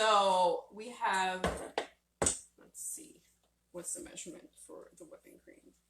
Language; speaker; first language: English; native; English